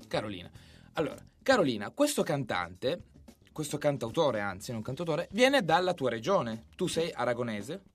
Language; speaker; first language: Italian; native; Italian